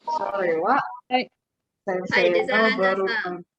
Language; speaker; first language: Japanese; non-native, learner; Indonesian